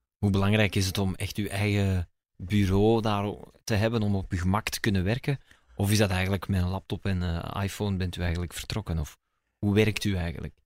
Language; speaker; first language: Dutch; native; Dutch